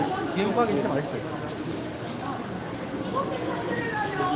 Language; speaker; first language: Korean; native; Korean